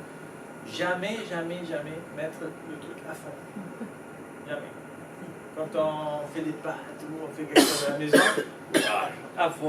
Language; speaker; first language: French; native; French